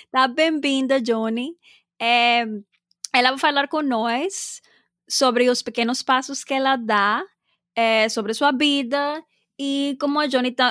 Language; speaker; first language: Portuguese; non-native, fluent; Spanish